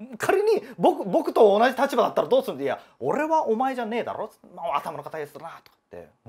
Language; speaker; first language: Japanese; native; Japanese